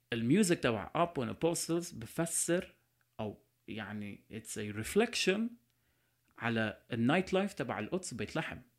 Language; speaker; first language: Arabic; non-native, local second language; Armenian